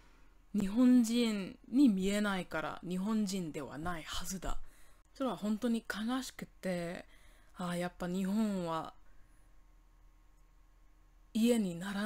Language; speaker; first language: Japanese; non-native, fluent; English